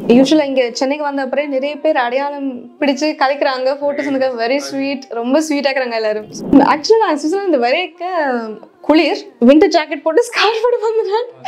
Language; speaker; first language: Tamil; early bilingual, heritage; Tamil